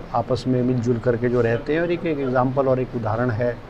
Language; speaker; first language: Hindi; native; Hindi